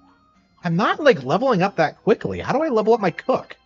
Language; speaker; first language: English; native; English